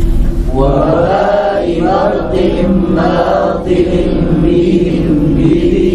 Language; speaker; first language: Arabic; non-native, learner; Indonesian